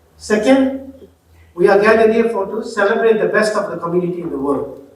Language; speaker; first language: English; non-native, local second language; Tamil